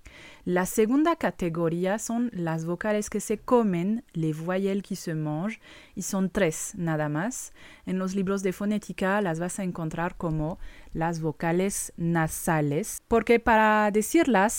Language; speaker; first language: Spanish; non-native, fluent; French